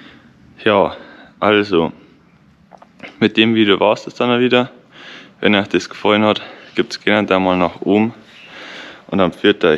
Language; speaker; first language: German; native; German